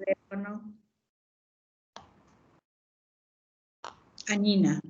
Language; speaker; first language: Italian; non-native, learner; Spanish